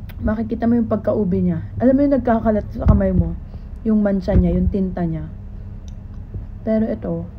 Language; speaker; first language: Filipino; native; Filipino